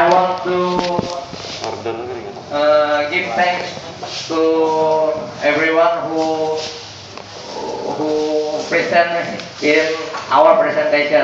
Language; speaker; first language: English; non-native, learner; Indonesian